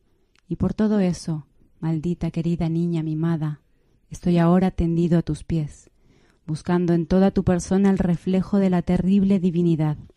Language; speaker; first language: Spanish; native; Spanish